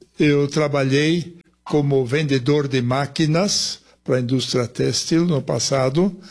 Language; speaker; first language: Portuguese; early bilingual, other home language; German